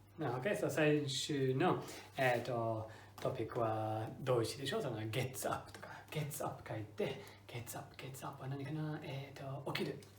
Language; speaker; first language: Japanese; non-native, fluent; English